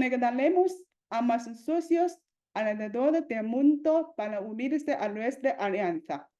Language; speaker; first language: Spanish; non-native, fluent; Chinese